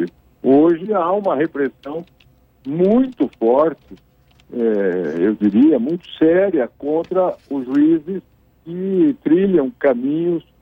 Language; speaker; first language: Portuguese; native; Portuguese